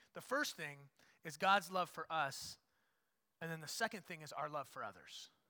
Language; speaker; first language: English; native; English